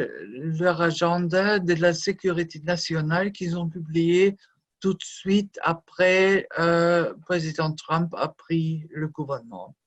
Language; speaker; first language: French; non-native, fluent; German